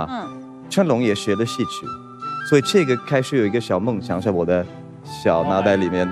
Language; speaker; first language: Chinese; non-native, fluent; Swedish